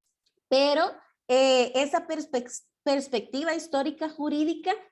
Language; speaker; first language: Spanish; native; Spanish